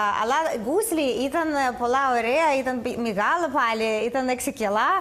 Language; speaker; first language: Greek; non-native, learner; Russian